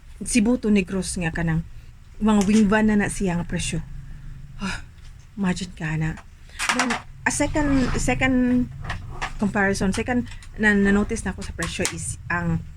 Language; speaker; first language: Cebuano; native; Cebuano